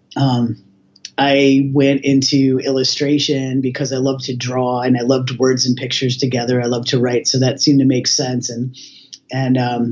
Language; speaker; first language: English; native; English